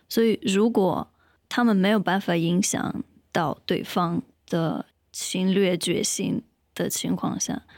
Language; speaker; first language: Chinese; non-native, fluent; Russian